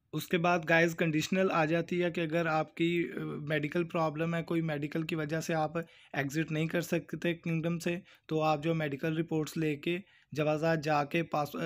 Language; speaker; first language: Urdu; non-native, local second language; Punjabi